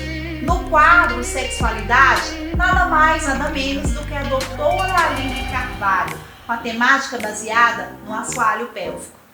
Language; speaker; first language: Portuguese; native; Portuguese